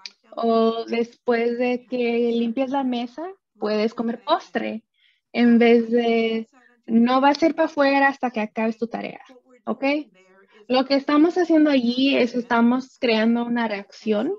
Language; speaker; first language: Spanish; early bilingual, other home language; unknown